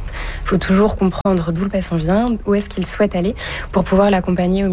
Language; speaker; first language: French; native; French